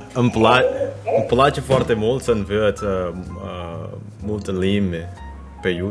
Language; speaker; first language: Romanian; non-native, learner; Indonesian